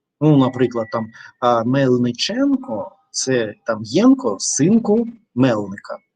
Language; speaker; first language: Ukrainian; non-native, learner; Russian